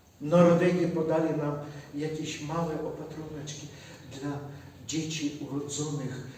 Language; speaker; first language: Polish; non-native, learner; Ukrainian